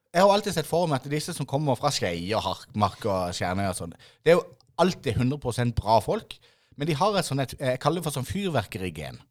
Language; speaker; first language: Norwegian; native; Norwegian